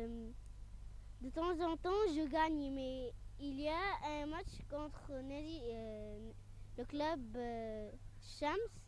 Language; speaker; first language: French; non-native, fluent; Arabic